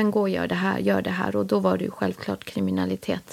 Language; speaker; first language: Swedish; early bilingual, other home language; Spanish